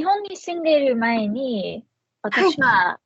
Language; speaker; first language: Japanese; non-native, fluent; English